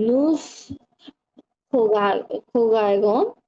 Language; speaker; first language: French; non-native, learner; Bangla